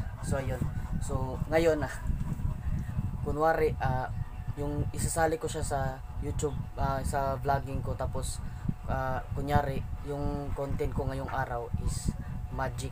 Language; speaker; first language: Filipino; non-native, local second language; Cebuano